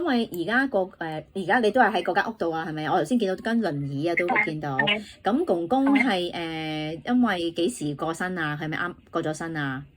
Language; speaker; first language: Cantonese; native; Cantonese